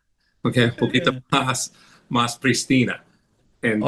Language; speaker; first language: Spanish; non-native, fluent; English